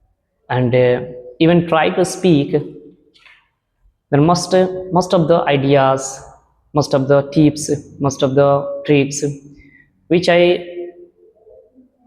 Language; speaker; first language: English; non-native, learner; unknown